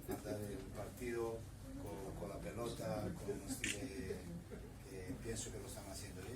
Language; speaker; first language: Spanish; non-native, fluent; Italian